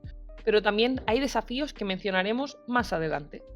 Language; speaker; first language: Spanish; native; Spanish